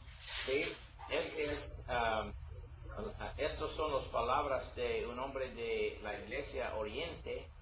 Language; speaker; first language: Spanish; non-native, learner; English